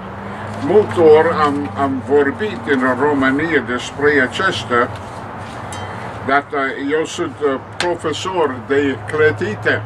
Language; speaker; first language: Romanian; non-native, learner; English